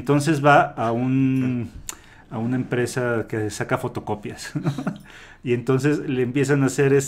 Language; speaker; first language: Spanish; native; Spanish